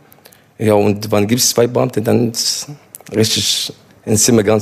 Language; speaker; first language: German; non-native, learner; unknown